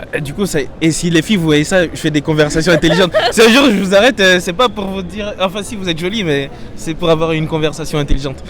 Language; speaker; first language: French; native; French